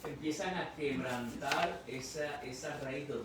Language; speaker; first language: Spanish; native; Spanish